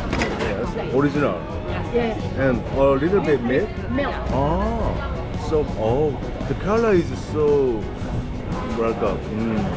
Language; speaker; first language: English; non-native, learner; Korean